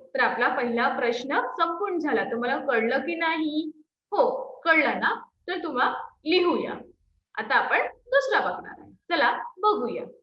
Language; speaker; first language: Marathi; non-native, local second language; Hindi